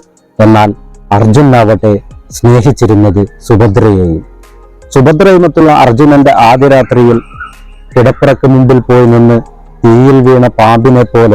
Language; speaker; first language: Malayalam; native; Malayalam